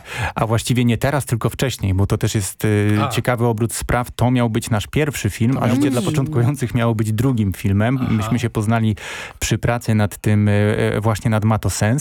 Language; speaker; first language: Polish; native; Polish